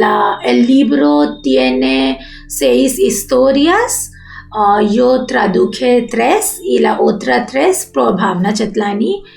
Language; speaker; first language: Spanish; non-native, learner; Bangla